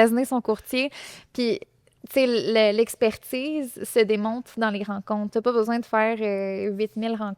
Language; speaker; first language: French; native; French